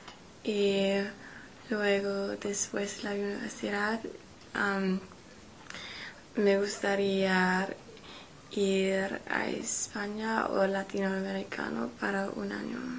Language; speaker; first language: Spanish; non-native, learner; English